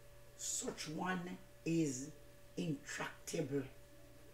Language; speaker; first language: English; native; English